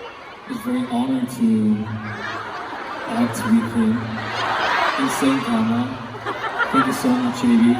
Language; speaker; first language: English; non-native, learner; Korean